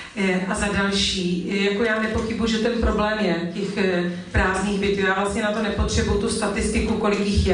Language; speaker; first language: Czech; native; Czech